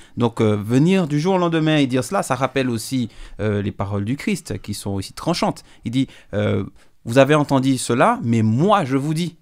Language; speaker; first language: French; native; French